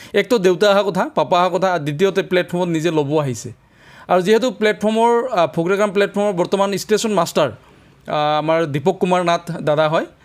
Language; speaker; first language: Assamese; native; Assamese